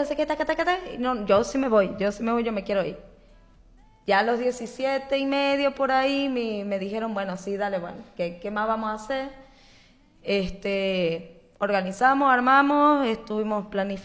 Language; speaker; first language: Spanish; native; Spanish